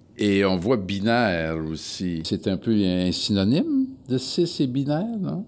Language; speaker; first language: French; native; French